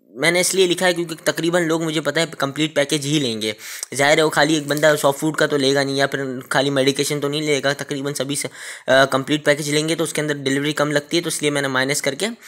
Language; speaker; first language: Urdu; native; Urdu